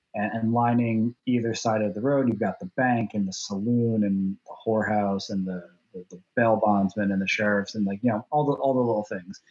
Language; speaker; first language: English; native; English